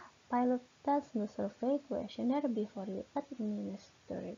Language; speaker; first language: English; non-native, fluent; Indonesian